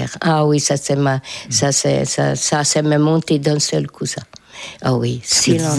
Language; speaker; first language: French; non-native, fluent; Hungarian